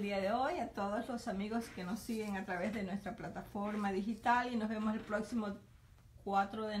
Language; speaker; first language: Spanish; native; Spanish